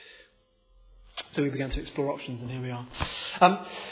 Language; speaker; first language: English; native; English